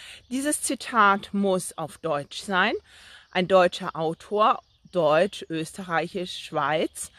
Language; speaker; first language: German; non-native, fluent; French